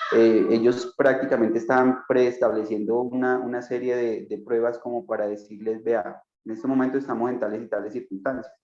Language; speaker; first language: Spanish; native; Spanish